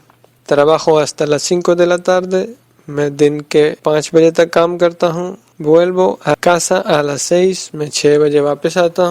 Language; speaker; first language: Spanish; non-native, fluent; Urdu